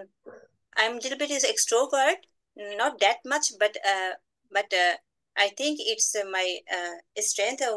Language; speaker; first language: English; non-native, learner; Bangla